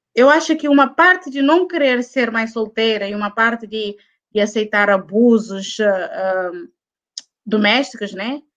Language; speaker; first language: Portuguese; non-native, local second language; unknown